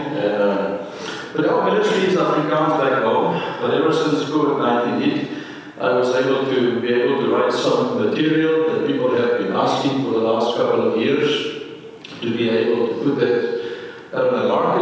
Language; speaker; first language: English; non-native, local second language; Afrikaans